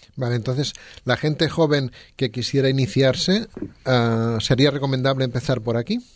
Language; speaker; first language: Spanish; non-native, local second language; Catalan